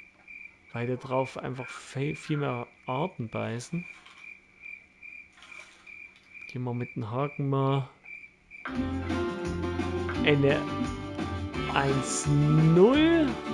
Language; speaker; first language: German; native; German